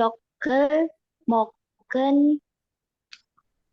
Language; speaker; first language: Korean; non-native, learner; Indonesian